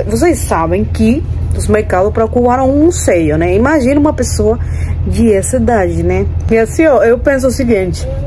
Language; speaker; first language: Portuguese; non-native, fluent; Spanish